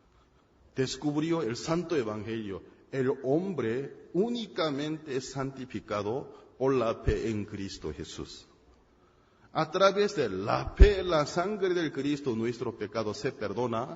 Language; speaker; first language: Spanish; non-native, fluent; Korean